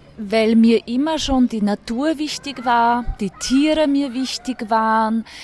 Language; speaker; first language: German; early bilingual, other home language; Polish